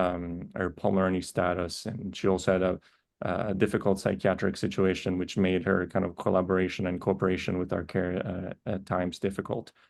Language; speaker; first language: English; native; English